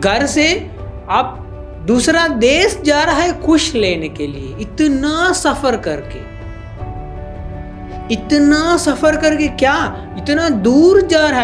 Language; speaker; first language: Hindi; non-native, fluent; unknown